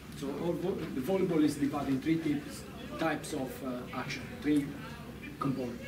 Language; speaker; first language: English; non-native, fluent; Italian